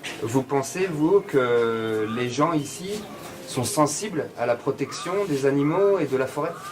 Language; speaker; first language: French; native; French